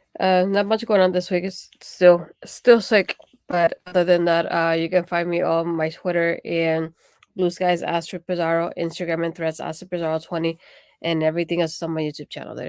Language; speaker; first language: English; native; English